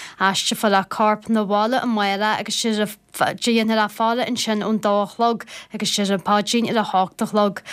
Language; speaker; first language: Irish; native; Irish